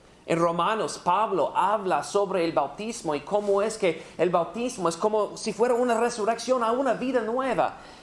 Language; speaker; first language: Spanish; non-native, fluent; English